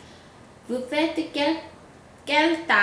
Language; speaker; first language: French; non-native, learner; Korean